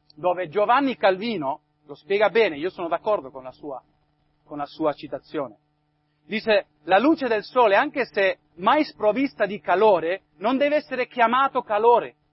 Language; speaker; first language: Italian; non-native, fluent; English